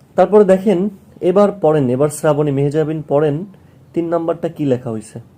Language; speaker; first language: Bangla; native; Bangla